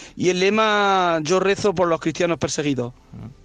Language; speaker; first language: Spanish; native; Spanish